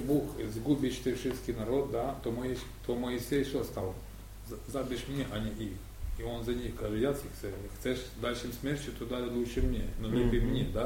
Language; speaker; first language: Polish; non-native, learner; Ukrainian